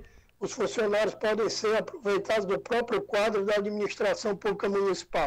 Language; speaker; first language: Portuguese; native; Portuguese